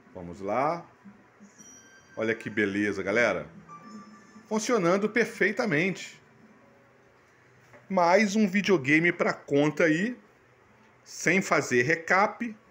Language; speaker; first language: Portuguese; native; Portuguese